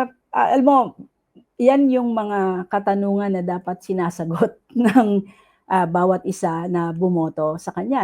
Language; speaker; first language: Filipino; non-native, local second language; Cebuano